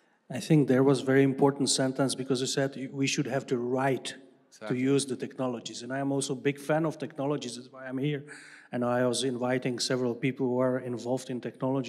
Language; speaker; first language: English; non-native, fluent; Czech